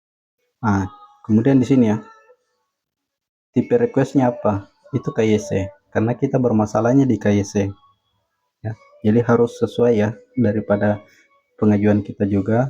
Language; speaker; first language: Indonesian; native; Indonesian